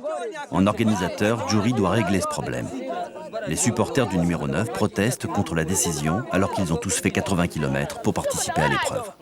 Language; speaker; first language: French; native; French